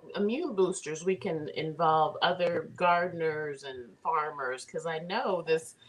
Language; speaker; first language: English; native; English